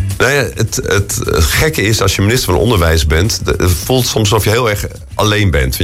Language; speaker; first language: Dutch; native; Dutch